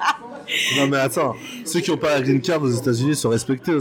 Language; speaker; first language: French; native; French